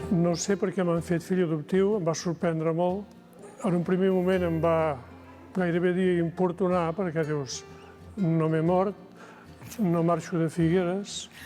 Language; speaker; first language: Catalan; native; Catalan